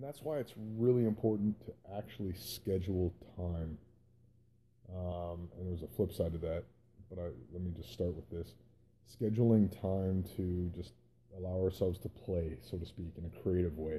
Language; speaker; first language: English; native; English